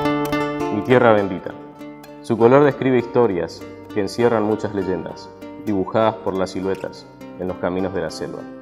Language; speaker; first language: Spanish; native; Spanish